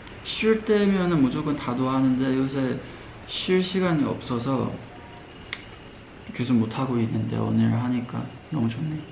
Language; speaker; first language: Korean; non-native, fluent; Chinese